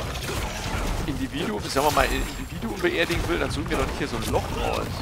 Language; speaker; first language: German; native; German